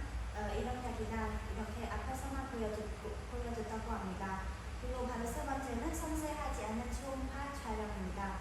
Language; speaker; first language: Korean; non-native, fluent; Khmer